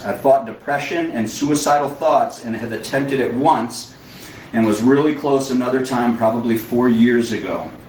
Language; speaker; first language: English; native; English